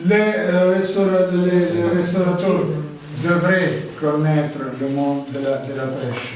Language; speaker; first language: French; non-native, learner; Italian